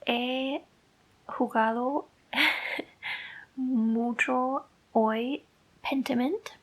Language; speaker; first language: Spanish; non-native, fluent; English